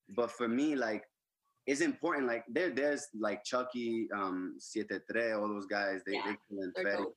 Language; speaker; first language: English; early bilingual, other home language; Spanish